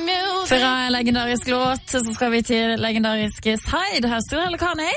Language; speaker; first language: Norwegian; native; Norwegian